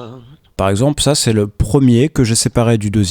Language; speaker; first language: French; native; French